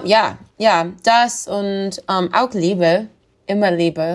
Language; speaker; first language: German; non-native, learner; English